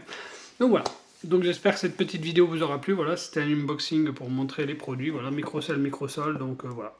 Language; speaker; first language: French; native; French